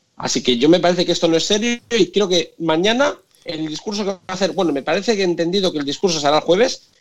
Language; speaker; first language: Spanish; native; Spanish